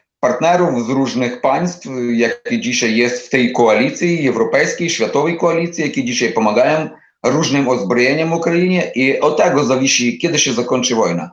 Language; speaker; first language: Polish; non-native, learner; Ukrainian